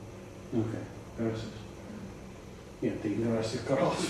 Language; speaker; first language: Spanish; non-native, learner; English